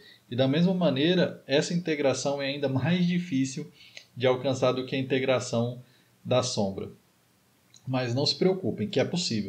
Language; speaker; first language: Portuguese; native; Portuguese